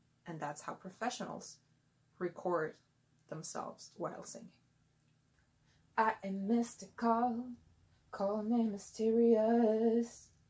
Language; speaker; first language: English; non-native, fluent; Spanish